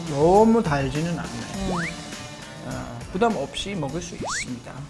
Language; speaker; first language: Korean; non-native, fluent; German